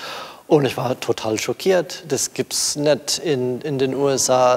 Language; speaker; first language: German; non-native, fluent; English